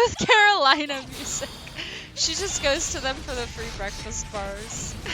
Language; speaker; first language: English; native; English